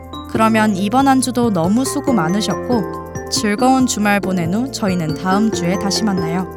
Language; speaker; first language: Korean; native; Korean